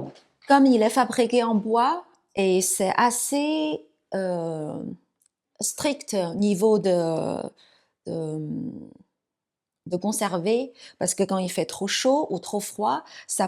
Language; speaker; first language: French; non-native, fluent; Chinese